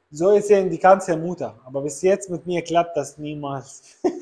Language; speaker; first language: German; non-native, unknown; Arabic